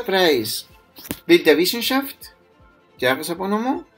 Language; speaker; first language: German; non-native, fluent; Spanish